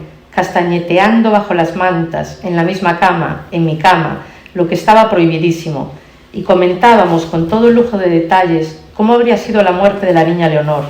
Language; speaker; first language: Spanish; native; Spanish